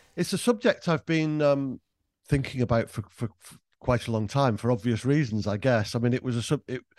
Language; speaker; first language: English; native; English